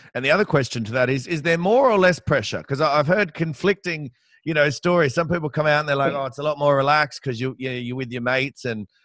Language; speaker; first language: English; native; English